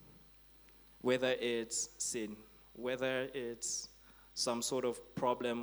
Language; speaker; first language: English; non-native, local second language; Nyanja